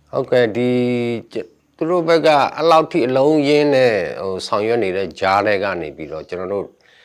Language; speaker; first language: Burmese; non-native, local second language; S'gaw Karen